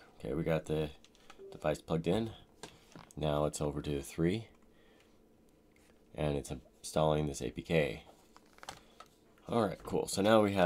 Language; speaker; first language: English; native; English